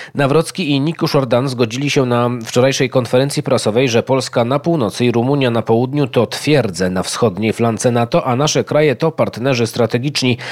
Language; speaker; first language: Polish; native; Polish